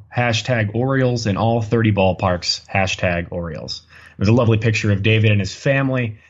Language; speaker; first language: English; native; English